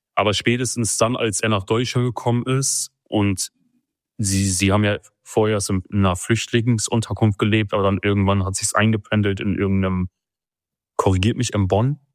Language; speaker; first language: German; early bilingual, other home language; Kurdish